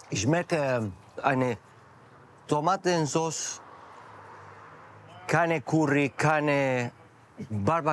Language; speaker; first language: German; non-native, learner; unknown